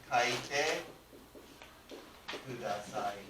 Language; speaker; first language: Japanese; non-native, fluent; English